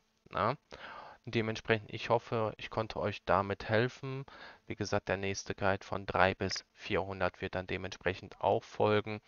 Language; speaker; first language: German; native; German